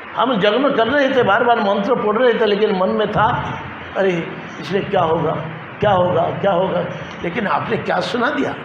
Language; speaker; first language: Hindi; non-native, local second language; Bangla